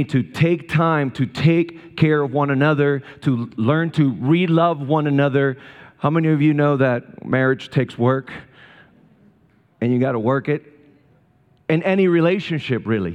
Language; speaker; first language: English; non-native, fluent; Spanish